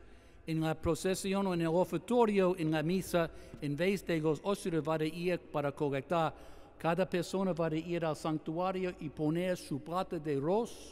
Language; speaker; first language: Spanish; non-native, fluent; English